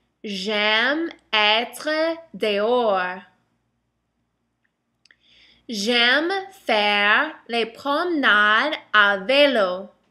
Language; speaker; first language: French; non-native, fluent; English